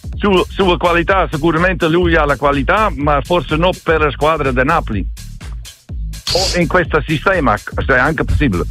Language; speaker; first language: Italian; non-native, learner; Dutch